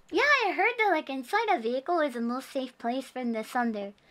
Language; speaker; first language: English; non-native, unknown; Japanese